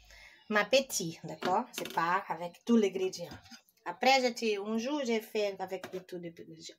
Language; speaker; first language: French; non-native, learner; Portuguese